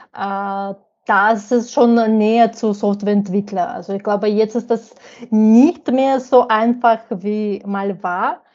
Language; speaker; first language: German; non-native, fluent; Ukrainian